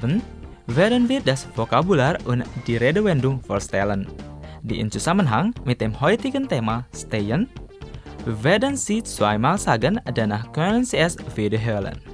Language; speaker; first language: German; non-native, fluent; Indonesian